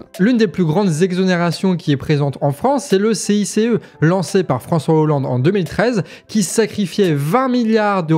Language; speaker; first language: French; native; French